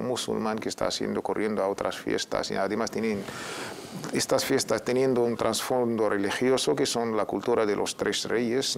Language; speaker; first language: Spanish; native; Spanish